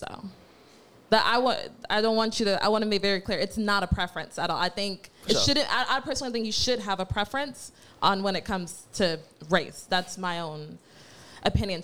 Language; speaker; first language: English; native; English